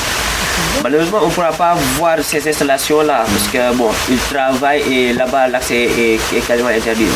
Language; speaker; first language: French; non-native, local second language; Wolof